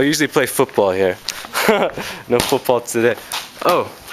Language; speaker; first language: English; native; English